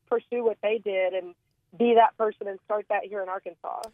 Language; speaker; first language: English; native; English